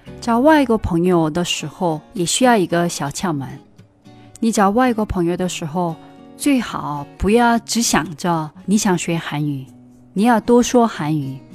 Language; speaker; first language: Chinese; non-native, fluent; Korean